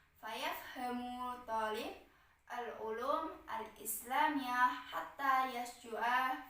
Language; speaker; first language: Arabic; non-native, learner; Indonesian